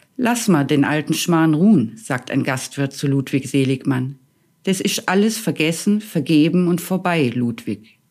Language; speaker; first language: German; native; German